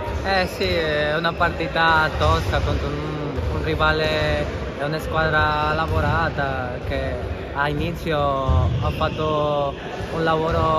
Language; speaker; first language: Italian; non-native, fluent; Spanish